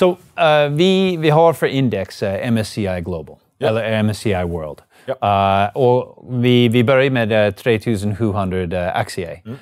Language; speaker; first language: Swedish; non-native, learner; English